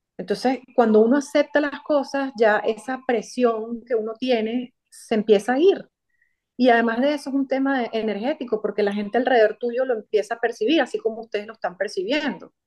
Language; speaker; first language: Spanish; native; Spanish